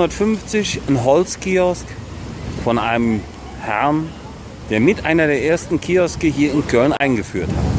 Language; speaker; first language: German; native; German